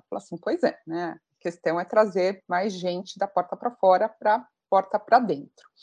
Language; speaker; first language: Portuguese; native; Portuguese